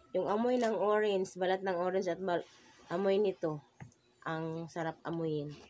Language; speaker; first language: Filipino; non-native, local second language; Cebuano